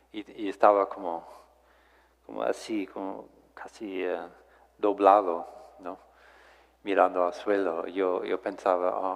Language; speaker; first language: Spanish; non-native, fluent; English